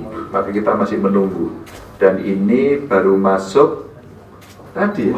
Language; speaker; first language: Indonesian; native; Indonesian